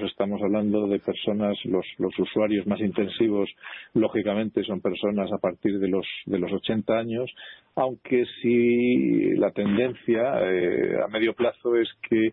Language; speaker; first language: Spanish; native; Spanish